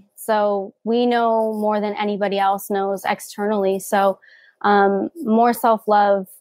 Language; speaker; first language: English; native; English